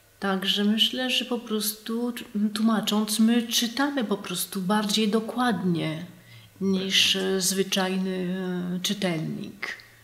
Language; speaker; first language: Polish; non-native, fluent; French